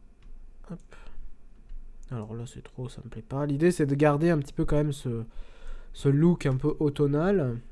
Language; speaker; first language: French; native; French